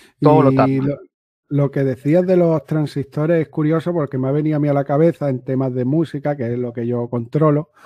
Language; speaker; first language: Spanish; native; Spanish